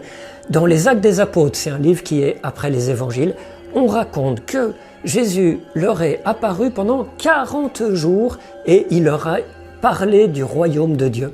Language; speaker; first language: French; native; French